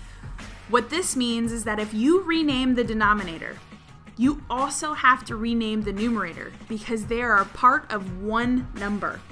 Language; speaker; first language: English; native; English